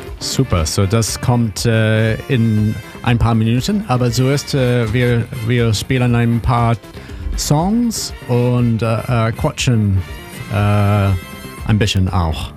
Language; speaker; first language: German; non-native, learner; English